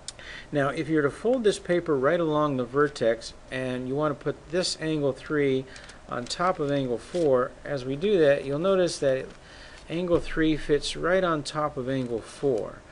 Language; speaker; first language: English; native; English